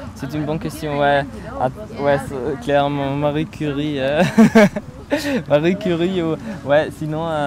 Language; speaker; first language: French; non-native, fluent; German